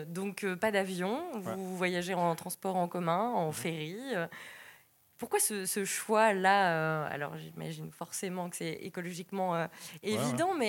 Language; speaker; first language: French; native; French